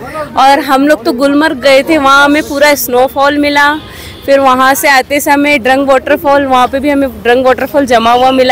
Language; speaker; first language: Hindi; native; Hindi